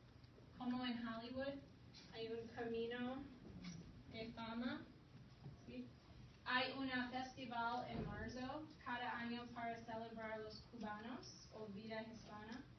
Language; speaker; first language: Spanish; non-native, fluent; English